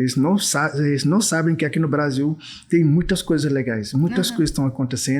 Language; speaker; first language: Portuguese; non-native, fluent; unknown